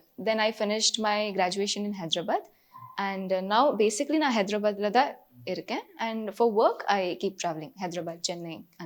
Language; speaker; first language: Tamil; non-native, fluent; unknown